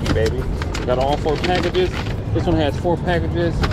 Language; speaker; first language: English; native; English